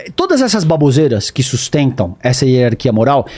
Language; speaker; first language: Portuguese; native; Portuguese